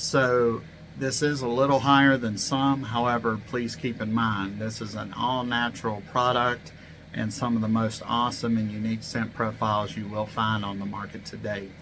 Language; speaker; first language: English; native; English